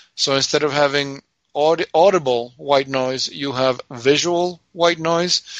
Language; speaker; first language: English; non-native, fluent; Spanish